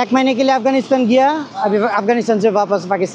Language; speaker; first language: Hindi; non-native, learner; Bangla